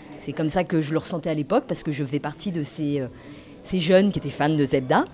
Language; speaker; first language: French; native; French